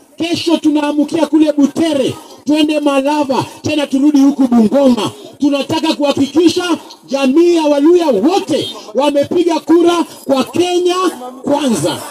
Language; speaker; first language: Swahili; non-native, local second language; Luyia